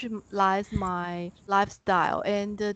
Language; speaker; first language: English; non-native, learner; Chinese